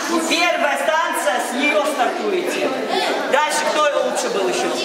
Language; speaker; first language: Russian; native; Russian